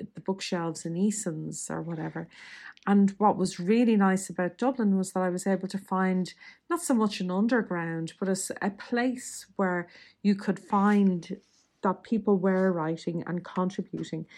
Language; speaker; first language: English; native; English